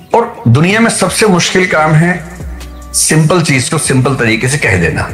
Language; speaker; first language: Hindi; native; Hindi